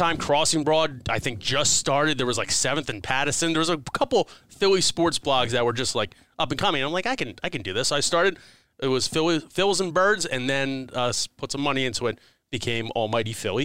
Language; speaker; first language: English; native; English